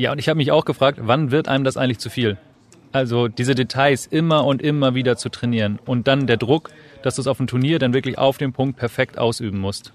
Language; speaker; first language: German; native; German